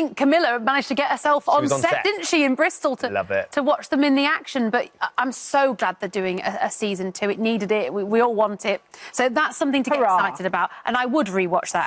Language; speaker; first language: English; native; English